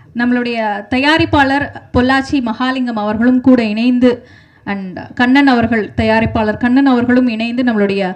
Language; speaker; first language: Tamil; native; Tamil